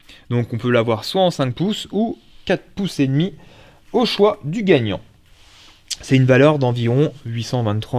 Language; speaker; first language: French; native; French